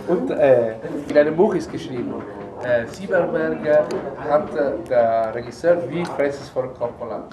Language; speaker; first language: German; non-native, fluent; Italian